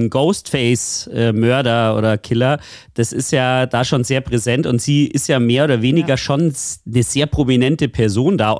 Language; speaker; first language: German; native; German